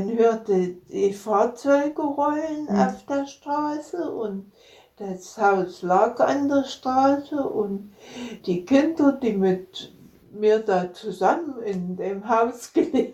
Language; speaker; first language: German; native; German